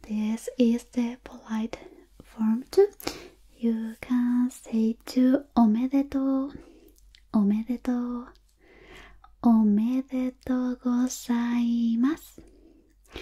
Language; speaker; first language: English; non-native, fluent; Spanish